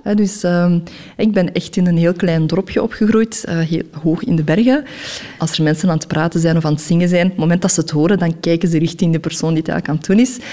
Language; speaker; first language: Dutch; early bilingual, other home language; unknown